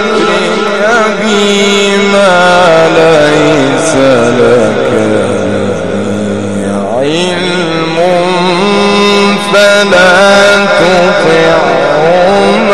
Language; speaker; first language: Arabic; native; Arabic